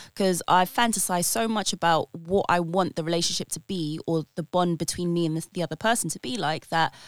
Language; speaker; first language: English; native; English